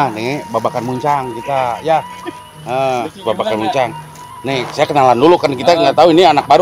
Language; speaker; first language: Indonesian; non-native, local second language; Sundanese